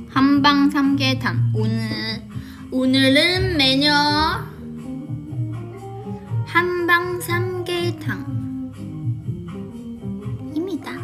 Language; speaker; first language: Korean; non-native, learner; Chinese